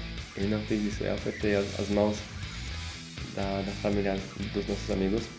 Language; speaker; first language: Portuguese; non-native, fluent; Polish